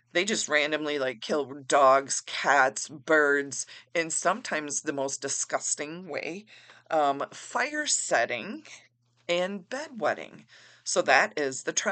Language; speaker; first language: English; native; English